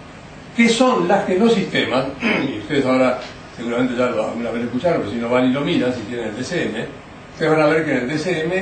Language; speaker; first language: Spanish; native; Spanish